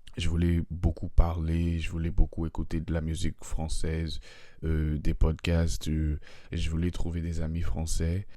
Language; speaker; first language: French; non-native, fluent; English